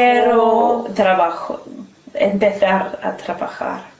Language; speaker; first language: Spanish; non-native, learner; English